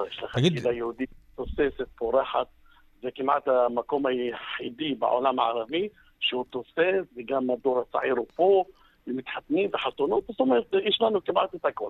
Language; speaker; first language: Hebrew; non-native, fluent; Arabic